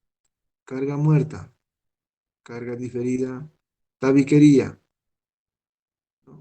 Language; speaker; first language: Spanish; native; Spanish